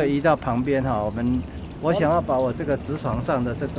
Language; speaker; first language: Chinese; native; Chinese